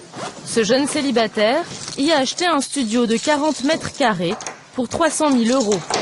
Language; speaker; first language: French; native; French